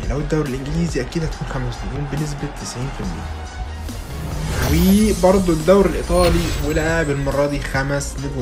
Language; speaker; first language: Arabic; native; Arabic